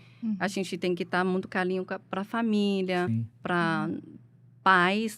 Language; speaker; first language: Portuguese; non-native, learner; Chinese